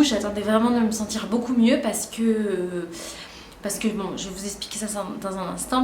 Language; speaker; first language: French; native; French